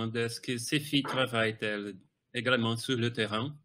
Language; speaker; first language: French; non-native, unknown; Portuguese